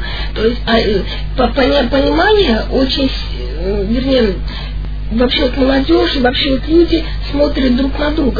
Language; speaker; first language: Russian; native; Russian